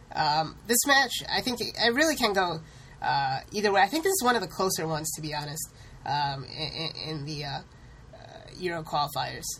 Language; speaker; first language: English; early bilingual, other home language; Hindi